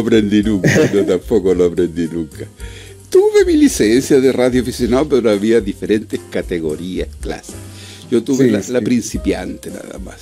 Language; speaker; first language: Spanish; native; Spanish